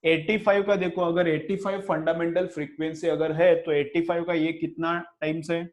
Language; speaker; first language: Hindi; non-native, local second language; Marathi